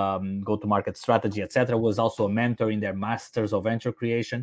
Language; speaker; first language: English; non-native, fluent; Portuguese